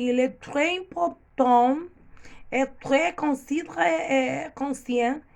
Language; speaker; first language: French; non-native, learner; Spanish